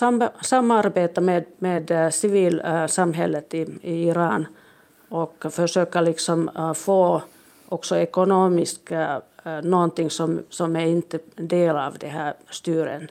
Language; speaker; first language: Swedish; non-native, local second language; Finnish